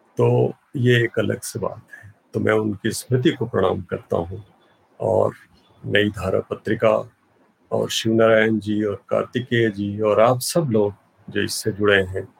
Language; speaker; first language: Hindi; non-native, local second language; Bhojpuri